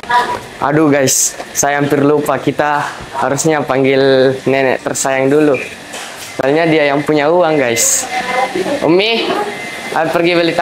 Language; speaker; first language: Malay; early bilingual, heritage; Malay